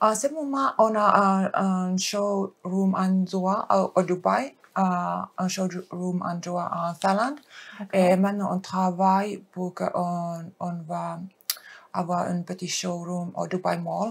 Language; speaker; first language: French; non-native, fluent; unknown